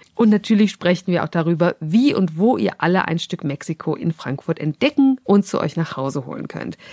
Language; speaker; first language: German; native; German